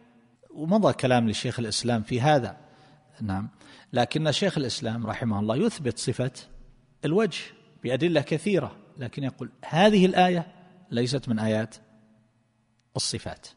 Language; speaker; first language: Arabic; native; Arabic